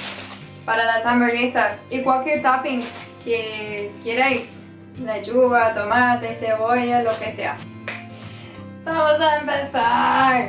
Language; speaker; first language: Spanish; non-native, fluent; English